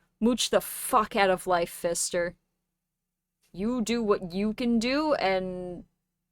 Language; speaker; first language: English; native; English